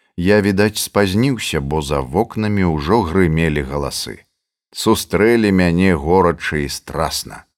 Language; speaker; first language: Belarusian; native; Belarusian